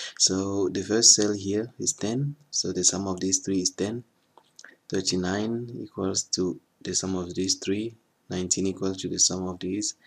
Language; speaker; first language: English; non-native, fluent; French